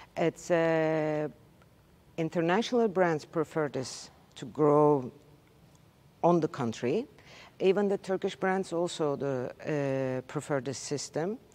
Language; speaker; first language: English; non-native, learner; Turkish